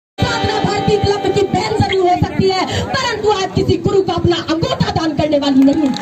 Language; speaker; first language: Hindi; native; Hindi